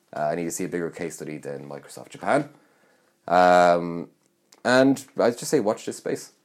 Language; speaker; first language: English; native; English